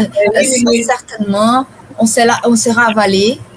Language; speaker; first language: French; non-native, fluent; Portuguese